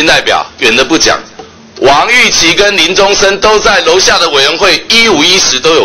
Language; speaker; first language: Chinese; native; Chinese